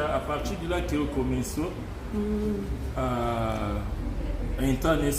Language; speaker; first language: Portuguese; non-native, learner; Luba-Lulua